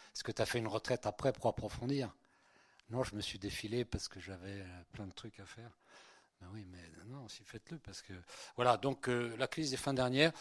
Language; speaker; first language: French; early bilingual, other home language; Spanish